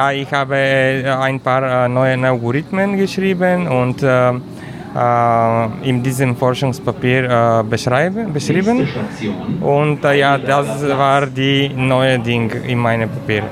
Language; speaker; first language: German; non-native, learner; Bulgarian